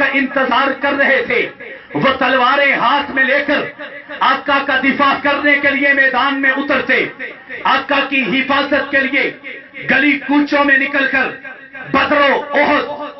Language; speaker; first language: Urdu; non-native, local second language; Punjabi